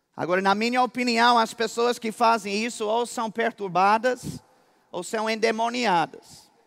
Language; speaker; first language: Portuguese; non-native, fluent; English